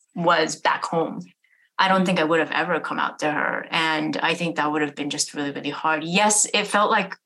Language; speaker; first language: English; native; English